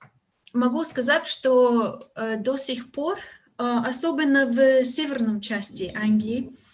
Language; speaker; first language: Russian; non-native, fluent; English